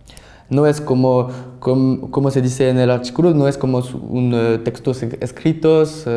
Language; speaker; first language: Spanish; non-native, learner; French